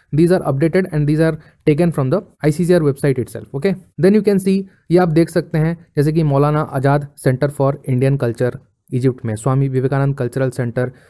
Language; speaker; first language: Hindi; native; Hindi